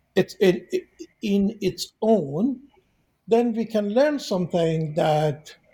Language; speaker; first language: English; non-native, fluent; Persian